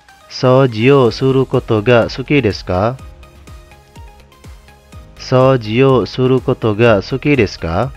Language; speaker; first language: Japanese; non-native, fluent; Indonesian